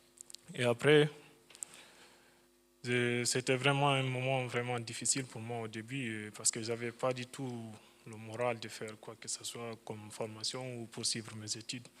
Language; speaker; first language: French; non-native, fluent; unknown